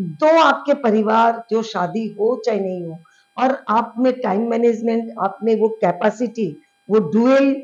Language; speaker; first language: Hindi; early bilingual, heritage; Bangla